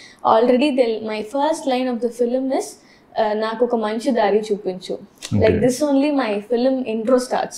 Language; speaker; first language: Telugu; non-native, learner; Tamil